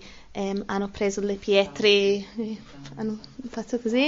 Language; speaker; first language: Italian; non-native, learner; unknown